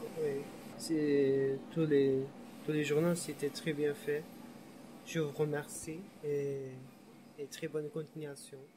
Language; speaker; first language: French; non-native, learner; Uyghur